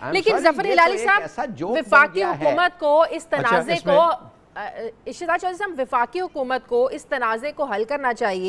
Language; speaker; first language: Urdu; native; Urdu